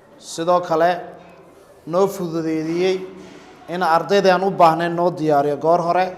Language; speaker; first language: Somali; native; Somali